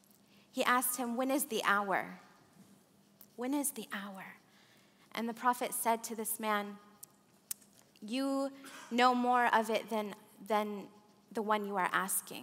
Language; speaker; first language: English; early bilingual, other home language; Arabic